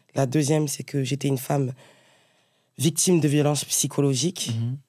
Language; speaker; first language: French; native; French